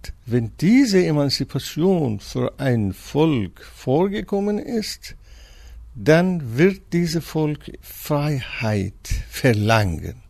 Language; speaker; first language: German; non-native, fluent; Persian